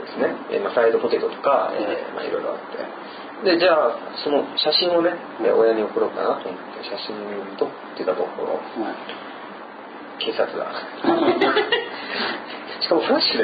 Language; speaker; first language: Japanese; non-native, fluent; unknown